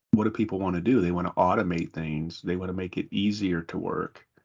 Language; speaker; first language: English; native; English